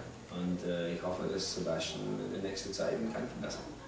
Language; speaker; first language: German; non-native, fluent; English